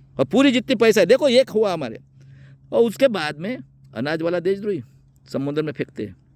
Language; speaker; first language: Hindi; non-native, local second language; Marathi